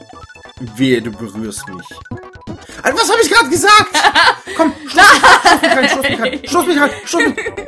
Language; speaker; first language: German; native; German